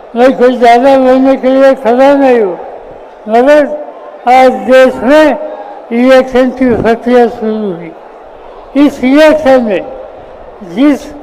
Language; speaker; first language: Hindi; non-native, local second language; Marathi